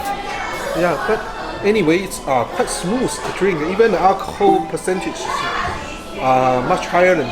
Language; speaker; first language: English; non-native, fluent; Chinese